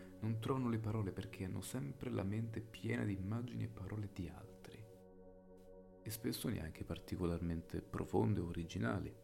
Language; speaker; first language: Italian; native; Italian